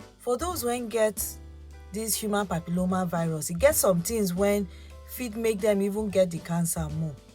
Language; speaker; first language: Nigerian Pidgin; non-native, local second language; Yoruba